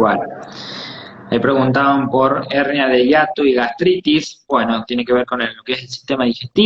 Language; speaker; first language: Spanish; native; Spanish